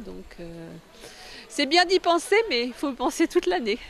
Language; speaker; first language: French; native; French